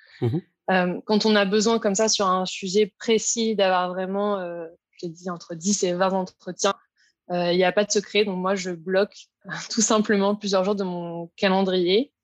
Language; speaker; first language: French; native; French